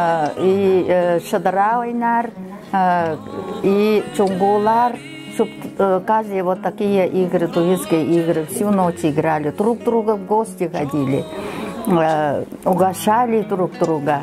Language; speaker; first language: Russian; non-native, local second language; Tuvinian